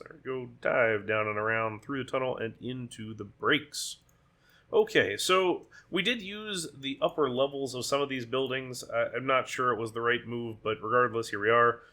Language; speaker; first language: English; native; English